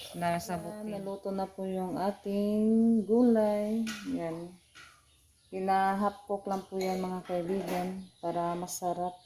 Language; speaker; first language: Filipino; non-native, local second language; Cebuano